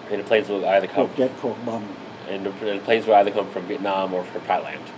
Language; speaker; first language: English; early bilingual, other home language; Lao